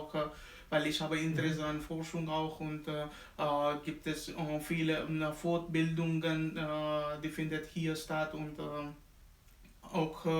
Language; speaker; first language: German; non-native, learner; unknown